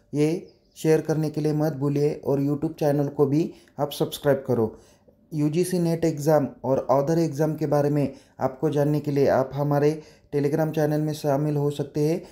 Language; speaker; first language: Hindi; non-native, local second language; Marathi